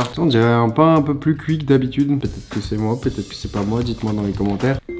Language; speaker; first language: French; native; French